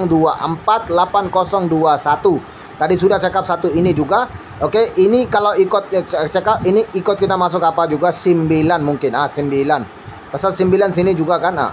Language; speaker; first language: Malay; non-native, learner; Bangla